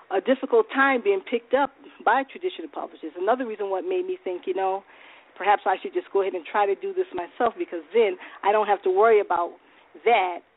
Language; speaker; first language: English; native; English